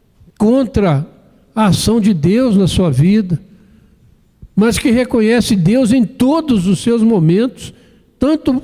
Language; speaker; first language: Portuguese; native; Portuguese